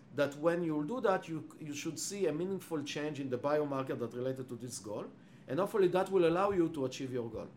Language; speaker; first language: English; non-native, fluent; Hebrew